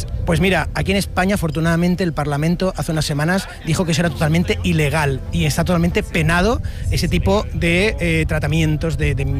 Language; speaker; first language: Spanish; native; Spanish